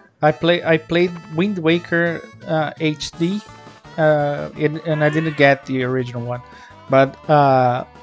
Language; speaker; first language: English; non-native, fluent; Portuguese